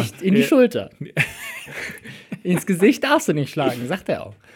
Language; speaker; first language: German; native; German